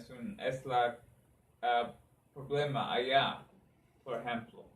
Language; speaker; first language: Spanish; non-native, learner; English